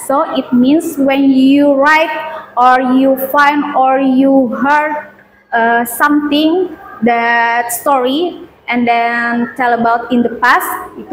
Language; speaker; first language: English; non-native, learner; Indonesian